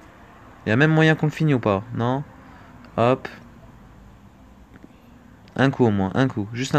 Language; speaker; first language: French; native; French